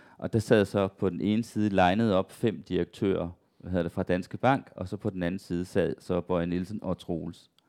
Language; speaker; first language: Danish; native; Danish